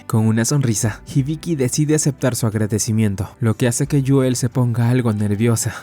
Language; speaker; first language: Spanish; native; Spanish